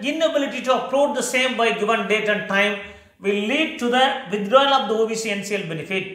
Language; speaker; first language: English; non-native, local second language; Tamil